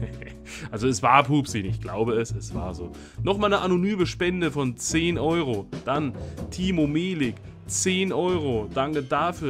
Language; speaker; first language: German; native; German